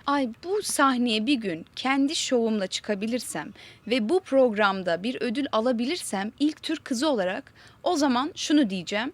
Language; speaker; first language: Turkish; early bilingual, heritage; Turkish